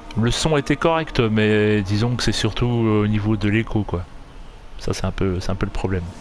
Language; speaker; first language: French; native; French